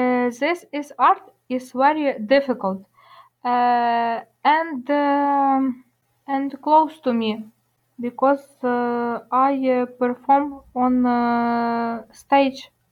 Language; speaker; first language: English; non-native, learner; Ukrainian